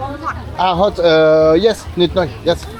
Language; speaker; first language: English; non-native, learner; French